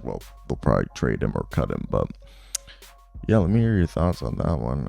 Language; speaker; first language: English; native; English